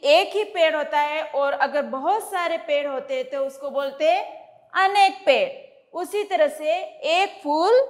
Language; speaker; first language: Hindi; native; Hindi